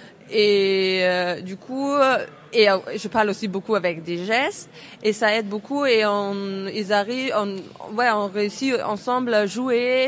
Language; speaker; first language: French; non-native, fluent; German